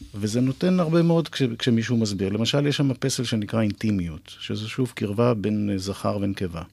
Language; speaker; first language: Hebrew; native; Hebrew